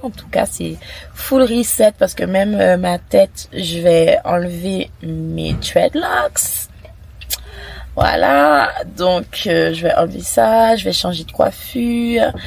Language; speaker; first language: French; native; French